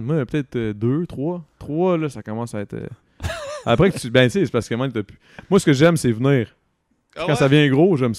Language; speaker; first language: French; native; French